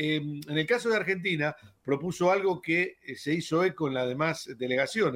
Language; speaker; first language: Spanish; native; Spanish